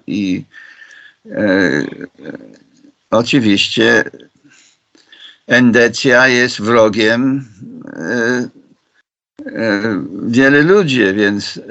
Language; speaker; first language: Polish; non-native, fluent; English